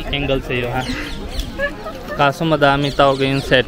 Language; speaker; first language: Filipino; non-native, learner; Hindi